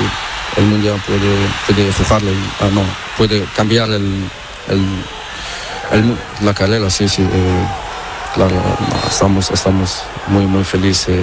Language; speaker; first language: Spanish; non-native, learner; Portuguese